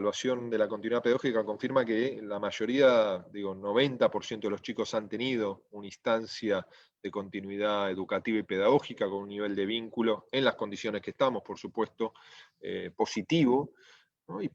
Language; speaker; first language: Spanish; native; Spanish